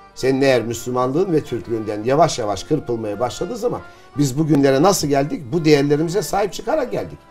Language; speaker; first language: Turkish; native; Turkish